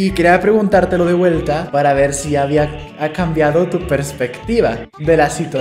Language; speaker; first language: Spanish; native; Spanish